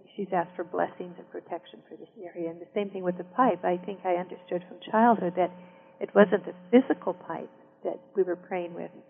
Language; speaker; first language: English; native; English